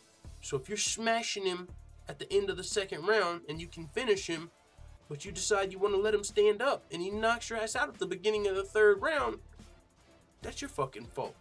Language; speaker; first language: English; native; English